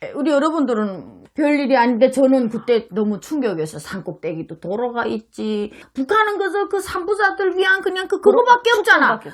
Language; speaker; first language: Korean; native; Korean